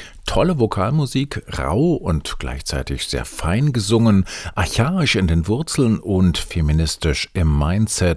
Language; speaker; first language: German; native; German